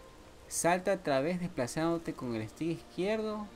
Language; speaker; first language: Spanish; native; Spanish